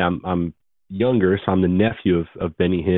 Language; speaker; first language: English; native; English